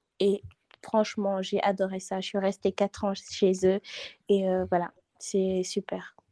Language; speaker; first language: French; non-native, local second language; Wolof